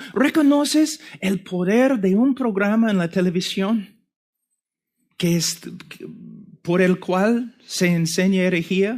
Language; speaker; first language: Spanish; non-native, fluent; English